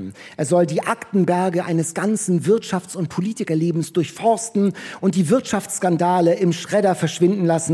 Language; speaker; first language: German; native; German